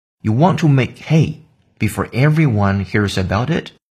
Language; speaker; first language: English; non-native, fluent; Chinese